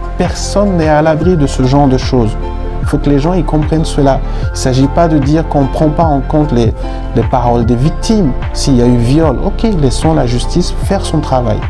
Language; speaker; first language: French; non-native, local second language; Fula